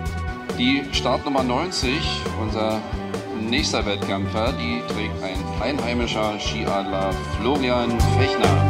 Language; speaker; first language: German; native; German